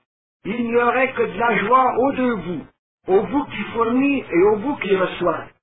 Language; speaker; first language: French; native; French